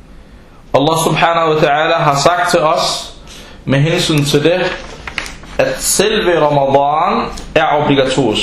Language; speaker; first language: Danish; non-native, fluent; Arabic